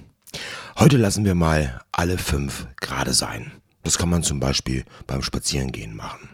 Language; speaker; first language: German; native; German